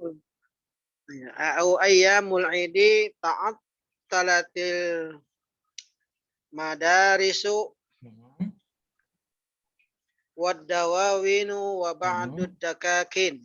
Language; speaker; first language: Arabic; non-native, learner; Indonesian